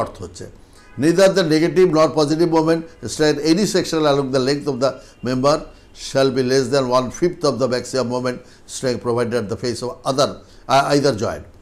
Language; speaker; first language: English; non-native, local second language; Bangla